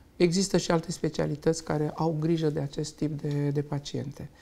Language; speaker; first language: Romanian; native; Romanian